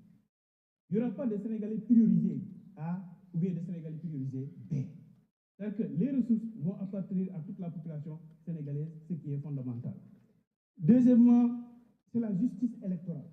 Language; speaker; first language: French; non-native, local second language; Wolof